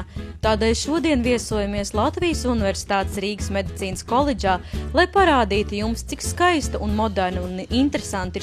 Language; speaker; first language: Latvian; native; Latvian